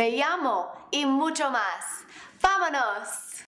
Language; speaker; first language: Spanish; non-native, fluent; English